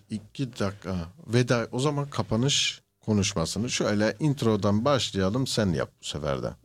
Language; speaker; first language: Turkish; early bilingual, heritage; Turkish